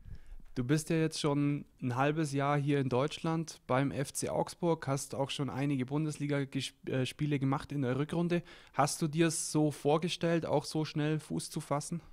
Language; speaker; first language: German; native; German